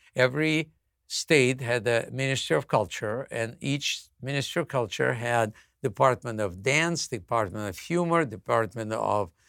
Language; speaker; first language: English; non-native, fluent; Russian